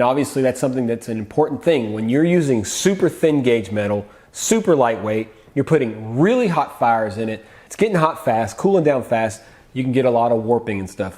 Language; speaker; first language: English; native; English